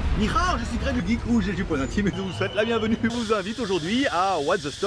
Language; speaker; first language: French; native; French